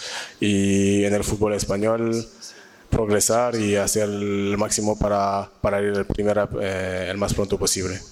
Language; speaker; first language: Spanish; non-native, learner; French